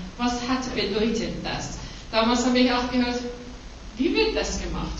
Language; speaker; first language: German; non-native, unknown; Persian